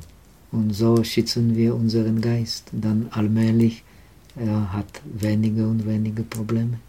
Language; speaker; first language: German; non-native, fluent; Czech